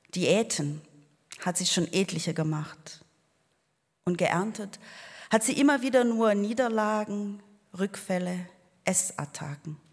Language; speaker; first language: German; non-native, fluent; Portuguese